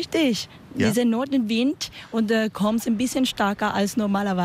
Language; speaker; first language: German; non-native, learner; Spanish